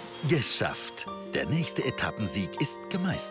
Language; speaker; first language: German; native; German